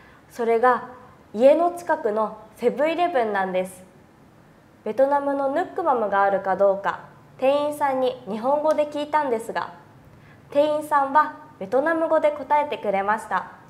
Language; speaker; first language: Japanese; non-native, fluent; Vietnamese